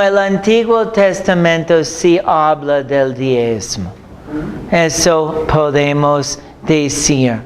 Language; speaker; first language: Spanish; non-native, fluent; English